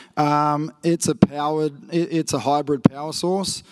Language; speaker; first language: English; native; English